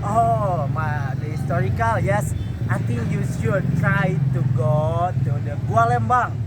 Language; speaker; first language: English; non-native, learner; Indonesian